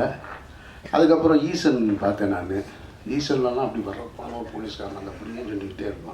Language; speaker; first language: Tamil; native; Tamil